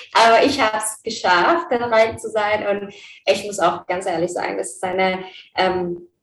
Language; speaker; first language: German; non-native, fluent; Spanish